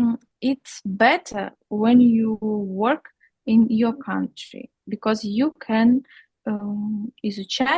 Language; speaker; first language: English; non-native, learner; Russian